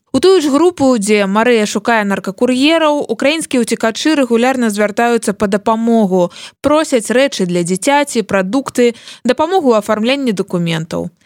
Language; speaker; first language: Belarusian; native; Belarusian